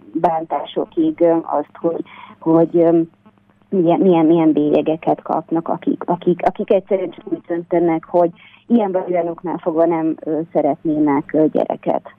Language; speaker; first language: Hungarian; native; Hungarian